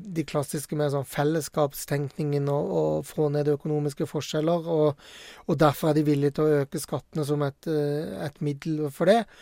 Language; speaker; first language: Norwegian; native; Norwegian